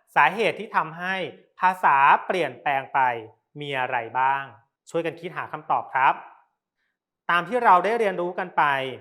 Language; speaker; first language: Thai; native; Thai